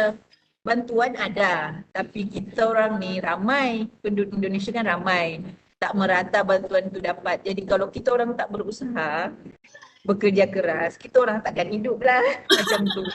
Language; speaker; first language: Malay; non-native, local second language; Buginese